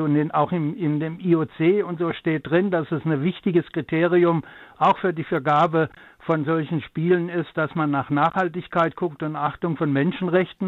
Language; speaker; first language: German; native; German